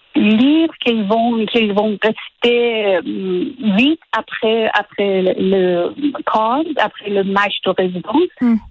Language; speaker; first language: French; non-native, learner; Persian